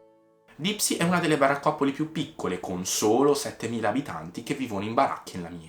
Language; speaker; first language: Italian; native; Italian